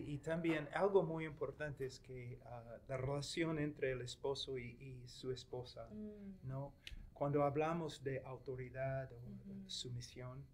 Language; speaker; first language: Spanish; non-native, fluent; English